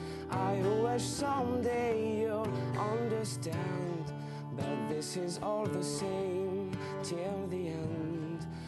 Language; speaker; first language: English; non-native, learner; French